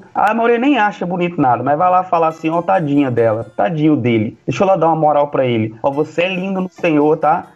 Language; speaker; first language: Portuguese; native; Portuguese